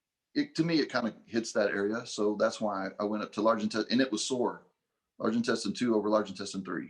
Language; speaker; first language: English; native; English